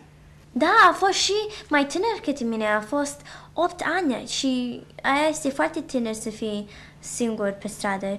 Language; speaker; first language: Romanian; early bilingual, heritage; Romanian